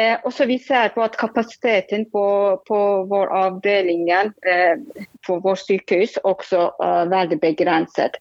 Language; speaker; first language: Norwegian; non-native, fluent; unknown